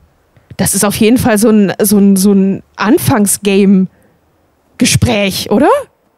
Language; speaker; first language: German; native; German